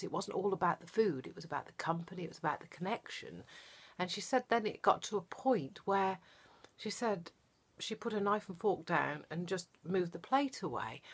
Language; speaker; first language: English; native; English